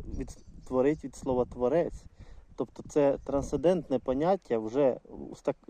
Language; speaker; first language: Ukrainian; non-native, local second language; Russian